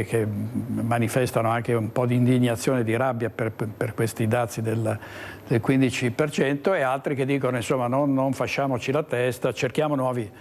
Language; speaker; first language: Italian; native; Italian